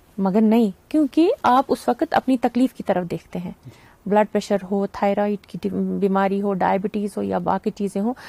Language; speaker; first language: Hindi; non-native, local second language; Kashmiri